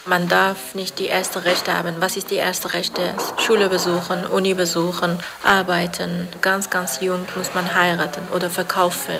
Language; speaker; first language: German; non-native, learner; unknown